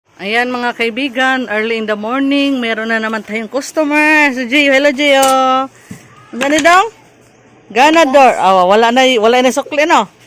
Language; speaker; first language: Filipino; non-native, local second language; Cebuano